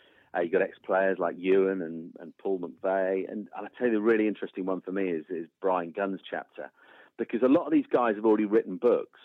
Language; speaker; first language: English; native; English